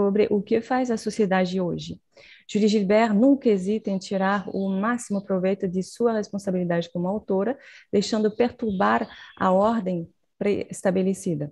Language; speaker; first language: Portuguese; non-native, fluent; French